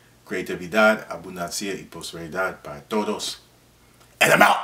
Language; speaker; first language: Spanish; non-native, learner; English